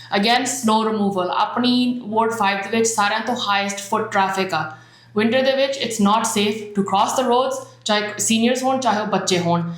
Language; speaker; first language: Punjabi; early bilingual, heritage; Punjabi